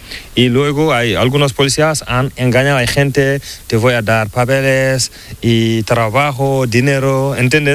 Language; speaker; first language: Spanish; non-native, learner; Fula